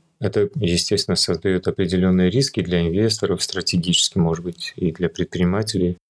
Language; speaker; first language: Russian; early bilingual, other home language; Armenian